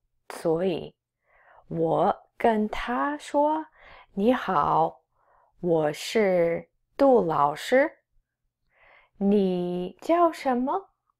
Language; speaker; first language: Chinese; non-native, fluent; English